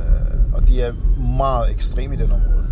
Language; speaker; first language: Danish; non-native, fluent; Arabic